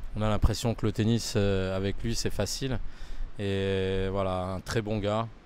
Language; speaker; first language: French; native; French